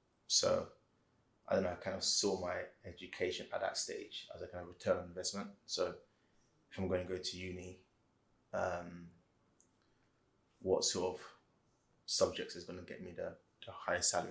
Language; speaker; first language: English; native; English